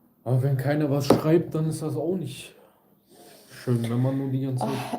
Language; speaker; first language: German; early bilingual, other home language; Kurdish